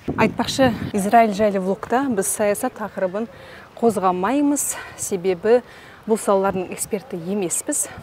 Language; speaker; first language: Kazakh; native; Kazakh